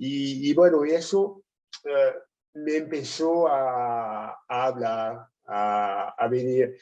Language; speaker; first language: Spanish; non-native, fluent; French